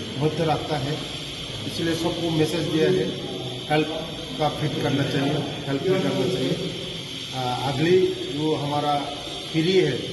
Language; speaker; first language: Hindi; non-native, local second language; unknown